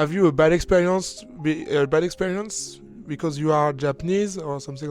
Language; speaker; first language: English; non-native, learner; French